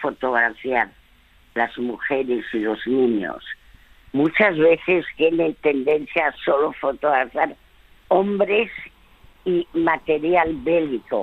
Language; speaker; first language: Spanish; early bilingual, other home language; French